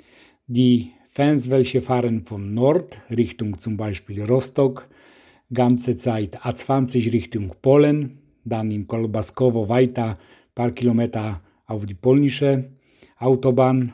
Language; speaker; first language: German; non-native, learner; Polish